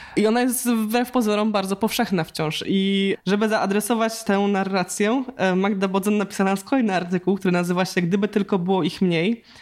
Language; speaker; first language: Polish; native; Polish